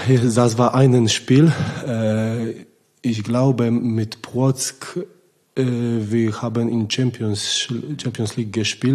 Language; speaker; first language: German; non-native, learner; Polish